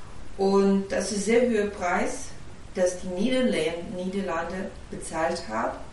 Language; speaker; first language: German; non-native, fluent; Ukrainian